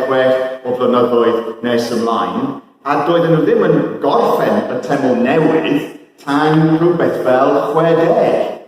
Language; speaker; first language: Welsh; non-native, fluent; English